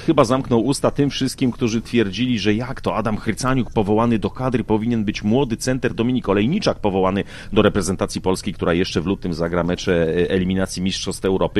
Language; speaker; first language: Polish; native; Polish